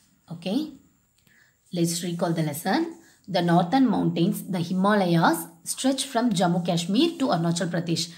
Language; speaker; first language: English; non-native, local second language; Tamil